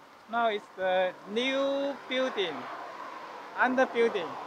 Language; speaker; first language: English; non-native, learner; Chinese